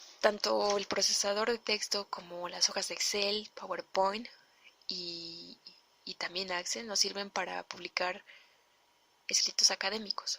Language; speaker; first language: Spanish; native; Spanish